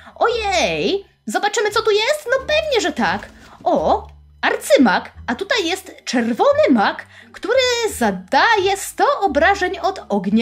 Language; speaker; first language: Polish; native; Polish